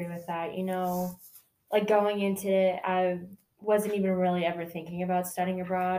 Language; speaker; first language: English; native; English